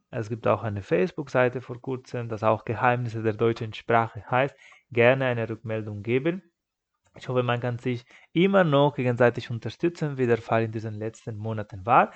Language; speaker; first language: German; non-native, fluent; Spanish